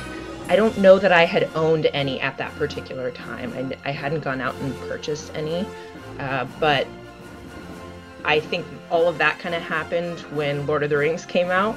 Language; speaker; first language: English; native; English